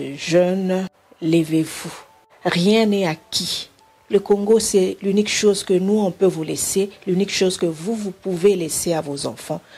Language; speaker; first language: French; non-native, local second language; Bemba